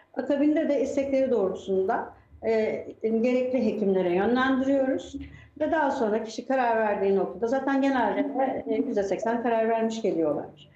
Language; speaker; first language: Turkish; native; Turkish